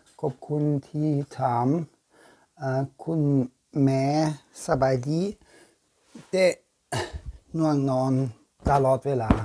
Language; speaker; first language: Thai; non-native, learner; German